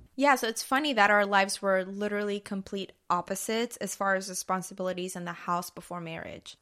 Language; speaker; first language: English; early bilingual, other home language; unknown